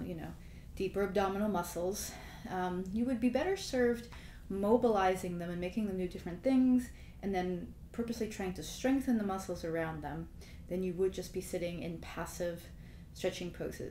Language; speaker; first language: English; native; English